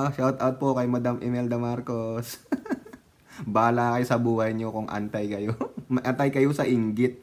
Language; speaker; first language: Filipino; native; Filipino